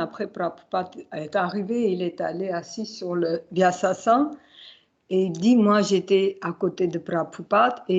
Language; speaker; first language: French; non-native, fluent; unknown